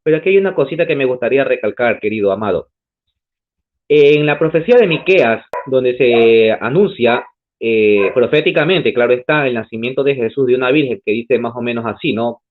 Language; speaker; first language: Spanish; native; Spanish